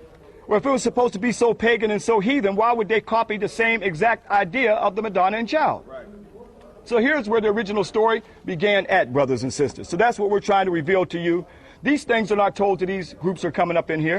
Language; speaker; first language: English; native; English